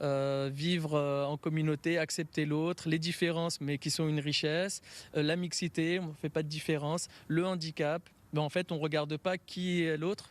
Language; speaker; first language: French; native; French